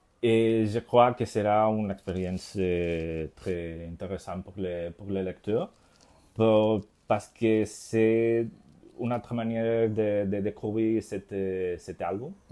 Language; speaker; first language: French; non-native, learner; Spanish